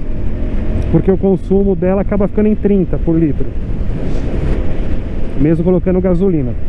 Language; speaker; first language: Portuguese; native; Portuguese